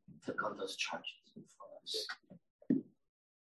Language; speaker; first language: English; early bilingual, other home language; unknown